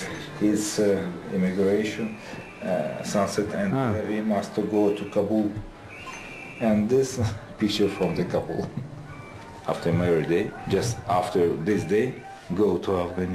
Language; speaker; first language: English; non-native, learner; Russian